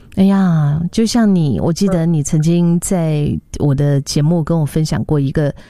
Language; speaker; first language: Chinese; native; Chinese